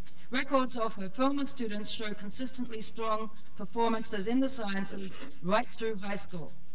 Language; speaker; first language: English; native; English